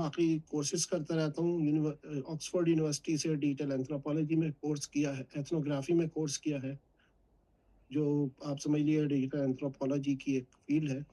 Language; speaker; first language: Urdu; native; Urdu